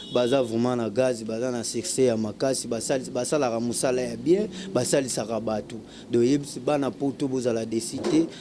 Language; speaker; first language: Lingala; non-native, local second language; Kongo